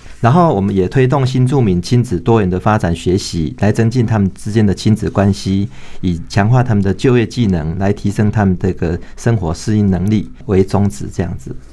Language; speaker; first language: Chinese; native; Chinese